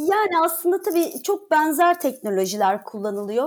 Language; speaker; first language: Turkish; native; Turkish